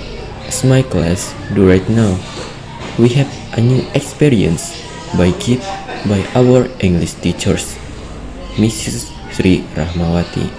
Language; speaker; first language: English; non-native, learner; Indonesian